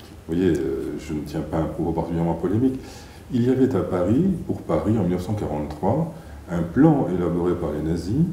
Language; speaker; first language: French; native; French